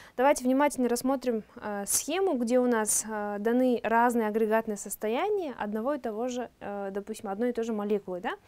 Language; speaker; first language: Russian; non-native, local second language; Kazakh